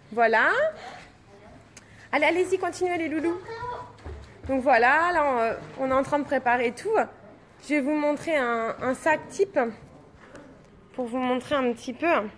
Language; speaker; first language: French; native; French